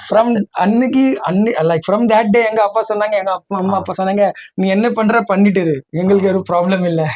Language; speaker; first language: Tamil; early bilingual, heritage; Tamil